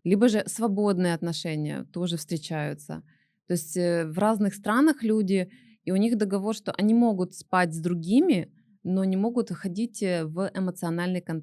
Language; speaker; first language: Russian; native; Russian